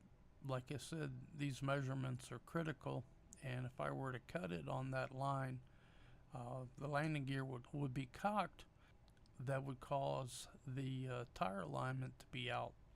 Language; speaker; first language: English; native; English